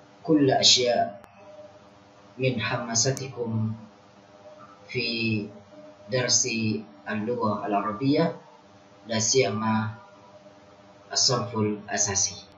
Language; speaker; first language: Arabic; non-native, fluent; Indonesian